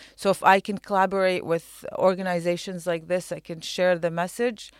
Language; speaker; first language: English; non-native, fluent; Arabic